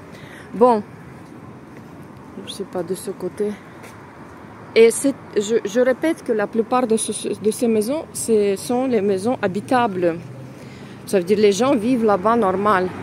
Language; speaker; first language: French; non-native, fluent; Russian